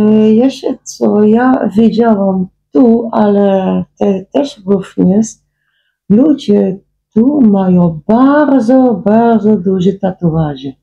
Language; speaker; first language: Polish; non-native, learner; Dutch